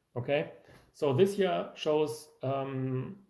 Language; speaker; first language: English; non-native, fluent; German